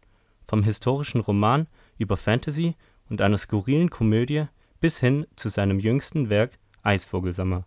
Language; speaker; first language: German; native; German